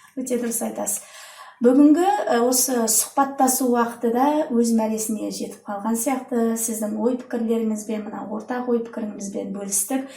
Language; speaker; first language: Kazakh; native; Kazakh